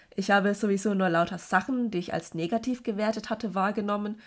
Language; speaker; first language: German; early bilingual, other home language; Cantonese